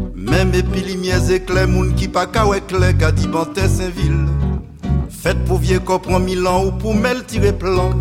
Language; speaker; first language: French; non-native, fluent; Hungarian